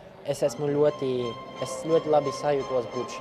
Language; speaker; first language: Latvian; non-native, local second language; Russian